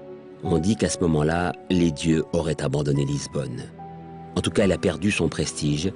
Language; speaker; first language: French; native; French